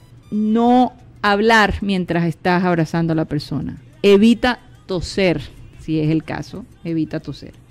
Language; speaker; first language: Spanish; native; Spanish